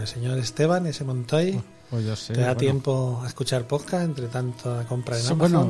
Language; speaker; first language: Spanish; native; Spanish